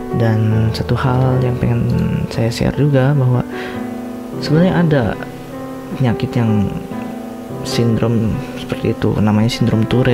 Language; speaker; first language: Indonesian; native; Indonesian